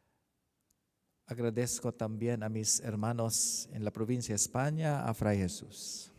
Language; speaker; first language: Spanish; non-native, learner; Filipino